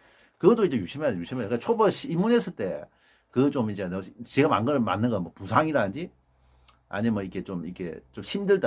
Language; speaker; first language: Korean; native; Korean